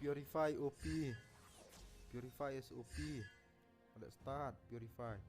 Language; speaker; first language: English; non-native, local second language; Khasi